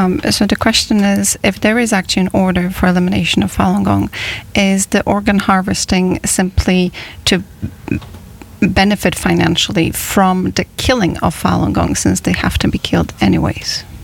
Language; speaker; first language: English; non-native, fluent; Polish